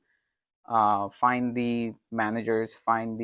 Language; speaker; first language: English; non-native, local second language; Bangla